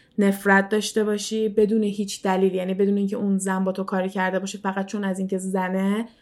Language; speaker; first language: Persian; native; Persian